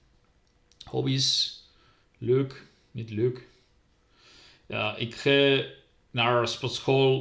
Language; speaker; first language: Dutch; non-native, learner; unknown